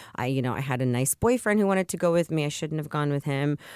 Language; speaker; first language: English; early bilingual, other home language; Russian